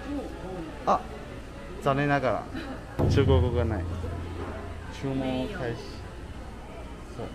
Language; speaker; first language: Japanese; non-native, fluent; Chinese